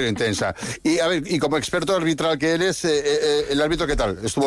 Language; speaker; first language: Spanish; native; Spanish